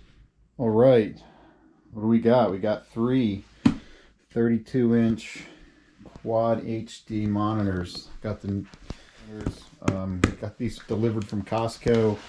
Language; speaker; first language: English; native; English